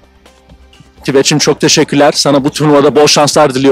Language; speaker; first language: Turkish; native; Turkish